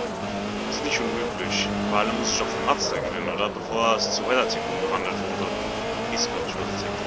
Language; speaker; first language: German; native; German